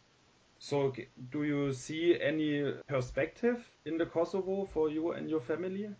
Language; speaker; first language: English; non-native, fluent; German